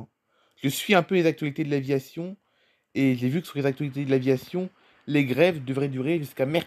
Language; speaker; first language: French; native; French